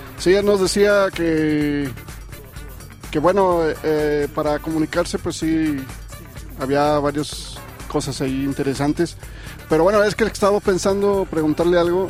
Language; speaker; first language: Spanish; native; Spanish